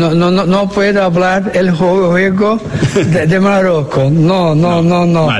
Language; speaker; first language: Spanish; non-native, learner; Portuguese